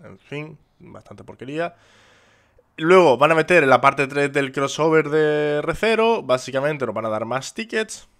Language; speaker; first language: Spanish; native; Spanish